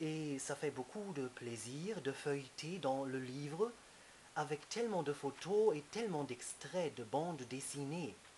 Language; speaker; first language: French; non-native, fluent; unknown